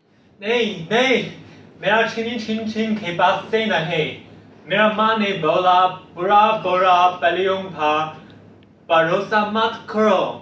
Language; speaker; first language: Hindi; non-native, learner; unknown